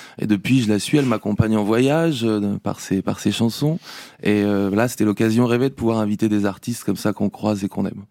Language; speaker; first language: French; native; French